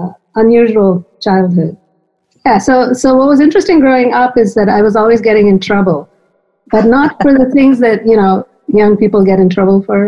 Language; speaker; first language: English; non-native, local second language; Hindi